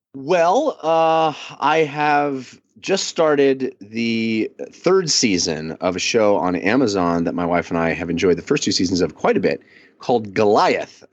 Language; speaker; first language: English; early bilingual, other home language; Italian